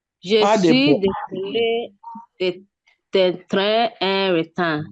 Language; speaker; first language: French; non-native, learner; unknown